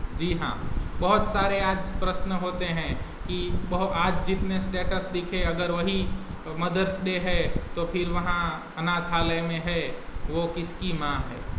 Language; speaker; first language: Hindi; non-native, local second language; Gujarati